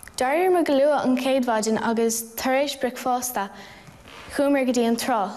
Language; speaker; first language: Irish; non-native, local second language; English